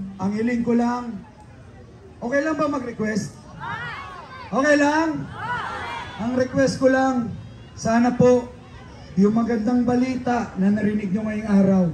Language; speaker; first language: Filipino; native; Filipino